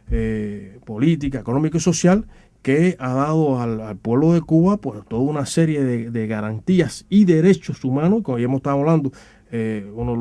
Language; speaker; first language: Spanish; native; Spanish